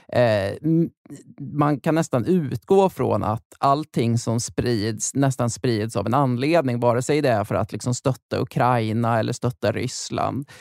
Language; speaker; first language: Swedish; native; Swedish